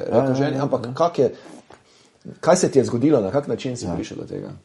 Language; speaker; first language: Slovenian; native; Slovenian